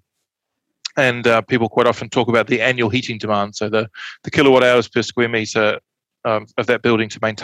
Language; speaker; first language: English; native; English